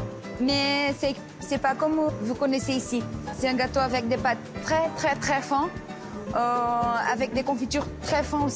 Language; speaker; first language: French; non-native, fluent; Portuguese